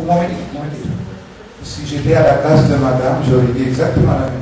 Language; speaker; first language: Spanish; non-native, learner; Italian